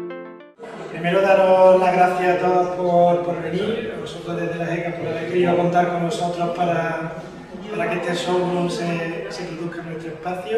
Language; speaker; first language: Spanish; native; Spanish